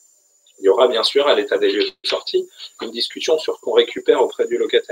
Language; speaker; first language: French; native; French